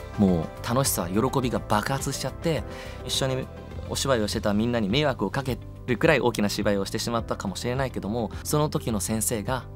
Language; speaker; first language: Japanese; early bilingual, heritage; Japanese